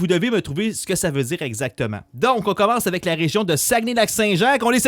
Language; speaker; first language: French; native; French